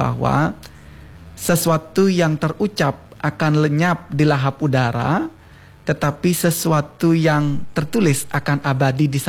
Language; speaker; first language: Indonesian; non-native, local second language; Balinese